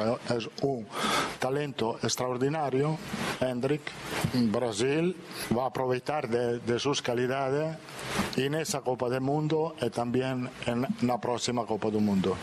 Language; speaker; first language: Portuguese; non-native, fluent; Italian